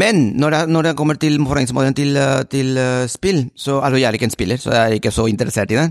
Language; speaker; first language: Norwegian; non-native, fluent; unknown